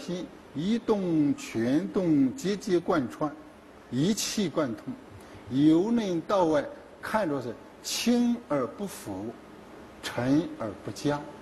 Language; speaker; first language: Chinese; native; Chinese